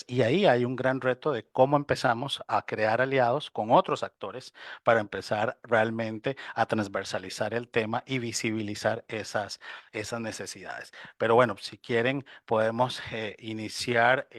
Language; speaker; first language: Spanish; native; Spanish